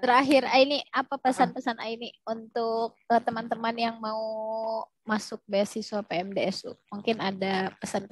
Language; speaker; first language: Indonesian; native; Indonesian